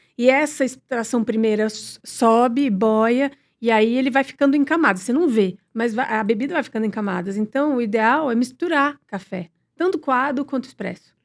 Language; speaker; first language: Portuguese; native; Portuguese